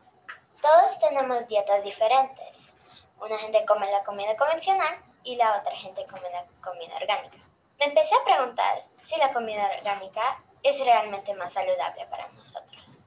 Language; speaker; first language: Spanish; early bilingual, heritage; Spanish